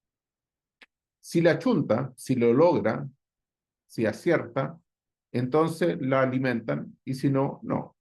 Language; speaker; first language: Spanish; native; Spanish